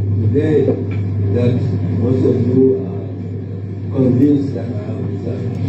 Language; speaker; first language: English; non-native, local second language; Fula